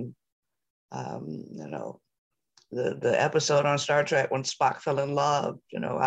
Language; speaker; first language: English; native; English